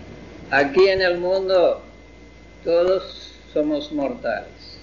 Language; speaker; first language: Spanish; non-native, fluent; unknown